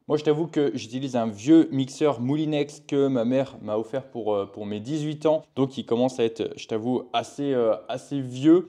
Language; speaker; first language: French; native; French